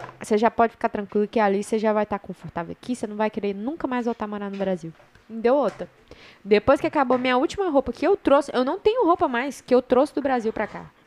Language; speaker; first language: Portuguese; native; Portuguese